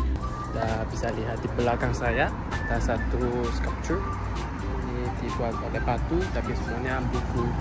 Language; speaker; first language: Indonesian; non-native, fluent; Chinese